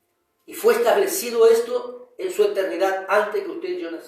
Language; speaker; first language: Spanish; native; Spanish